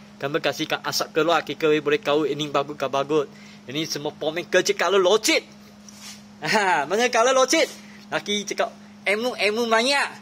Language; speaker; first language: Malay; non-native, local second language; Chinese